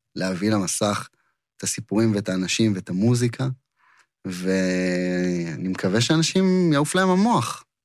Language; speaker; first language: Hebrew; native; Hebrew